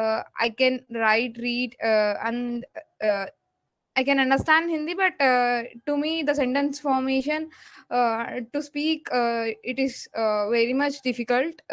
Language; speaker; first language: English; non-native, learner; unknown